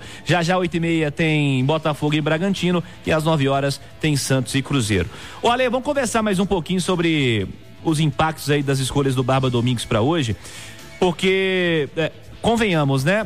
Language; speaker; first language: Portuguese; native; Portuguese